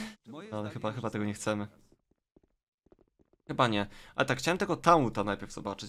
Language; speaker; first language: Polish; native; Polish